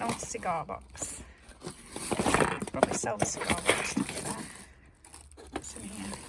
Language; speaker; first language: English; native; English